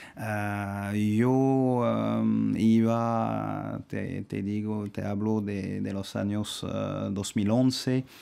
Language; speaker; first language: Spanish; non-native, fluent; French